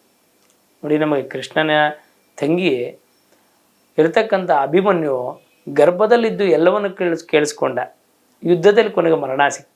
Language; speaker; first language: Kannada; native; Kannada